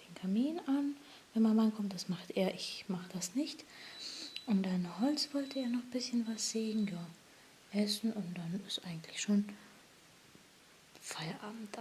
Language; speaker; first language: German; native; German